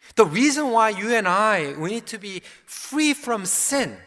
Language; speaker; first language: English; early bilingual, other home language; Korean